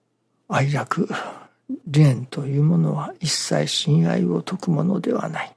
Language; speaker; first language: Japanese; native; Japanese